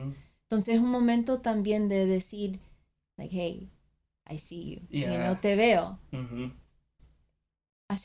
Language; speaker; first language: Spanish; early bilingual, other home language; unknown